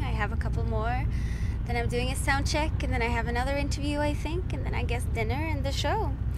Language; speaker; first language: English; non-native, fluent; Norwegian